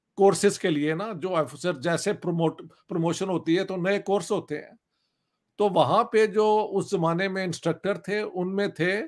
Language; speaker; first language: Urdu; non-native, local second language; Punjabi